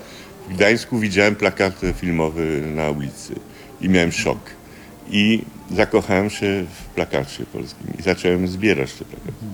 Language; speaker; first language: Polish; early bilingual, heritage; French